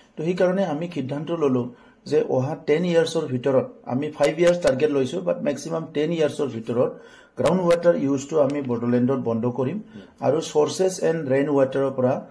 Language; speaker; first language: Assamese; non-native, local second language; Bodo